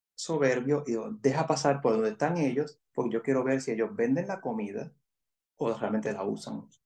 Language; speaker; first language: Spanish; native; Spanish